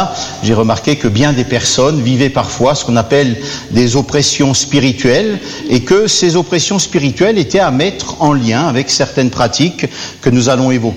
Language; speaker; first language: French; native; French